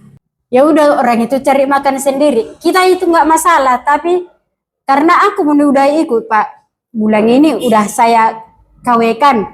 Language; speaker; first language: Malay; non-native, local second language; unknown